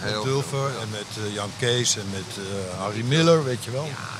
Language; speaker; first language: Dutch; native; Dutch